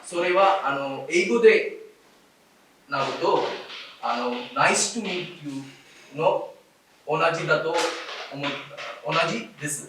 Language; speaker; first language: Japanese; non-native, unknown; Sinhala